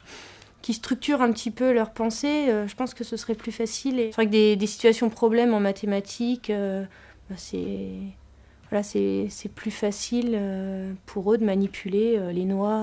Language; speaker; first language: French; native; French